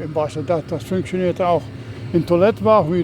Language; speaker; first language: German; non-native, learner; Dutch